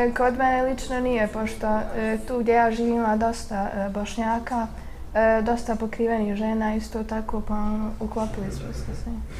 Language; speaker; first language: Serbian; early bilingual, heritage; Bosnian